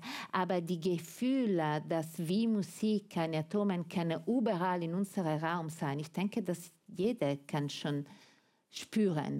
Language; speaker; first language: German; non-native, fluent; Italian